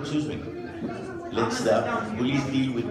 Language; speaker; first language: English; non-native, fluent; Arabic